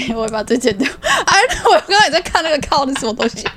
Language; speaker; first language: Chinese; non-native, fluent; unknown